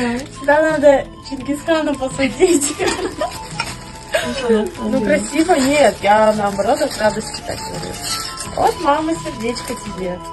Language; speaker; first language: Russian; early bilingual, other home language; Tajik